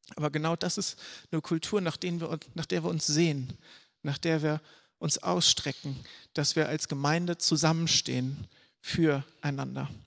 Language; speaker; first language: German; native; German